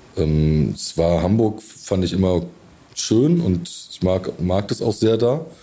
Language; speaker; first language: German; native; German